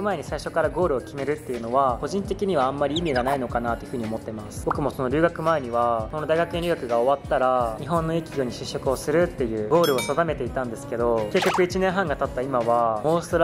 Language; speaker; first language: Japanese; native; Japanese